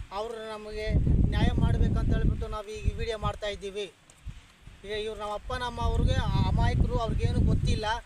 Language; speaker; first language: Kannada; non-native, local second language; Telugu